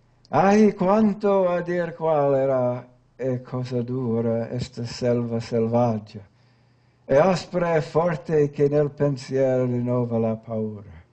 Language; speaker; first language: Italian; non-native, fluent; English